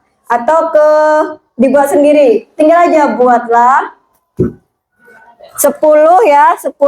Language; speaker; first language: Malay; non-native, local second language; Javanese